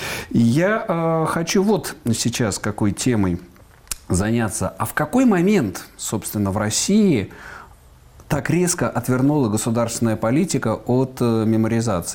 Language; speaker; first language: Russian; native; Russian